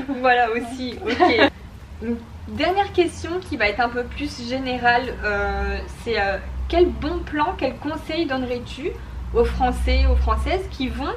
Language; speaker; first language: French; native; French